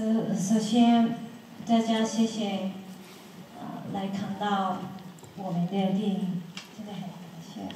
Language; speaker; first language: Chinese; non-native, learner; Japanese